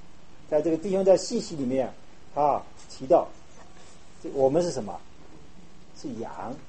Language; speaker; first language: Chinese; native; Chinese